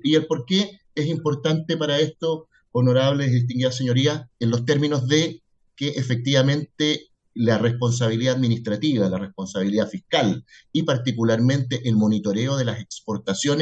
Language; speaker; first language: Spanish; native; Spanish